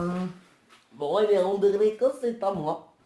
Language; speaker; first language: French; native; French